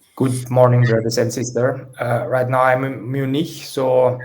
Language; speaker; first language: English; non-native, fluent; Indonesian